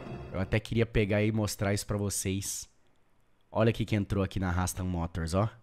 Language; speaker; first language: Portuguese; native; Portuguese